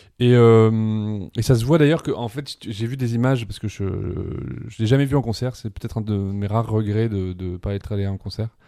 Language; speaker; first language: French; early bilingual, other home language; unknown